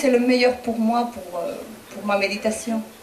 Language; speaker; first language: French; non-native, fluent; Spanish